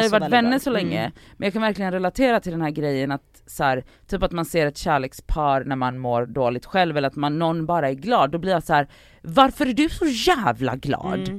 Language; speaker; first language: Swedish; native; Swedish